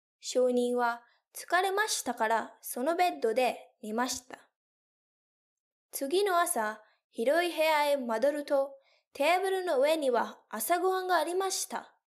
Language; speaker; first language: Japanese; non-native, fluent; English